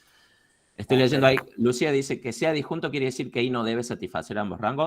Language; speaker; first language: Spanish; native; Spanish